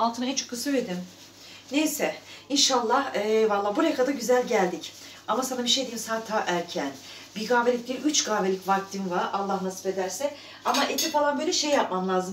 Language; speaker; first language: Turkish; native; Turkish